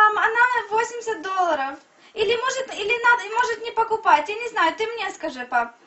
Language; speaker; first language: Russian; early bilingual, heritage; Russian